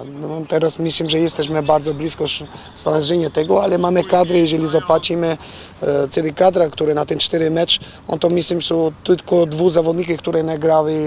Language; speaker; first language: Polish; non-native, fluent; Albanian